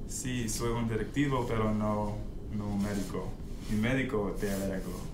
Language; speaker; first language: Spanish; non-native, learner; English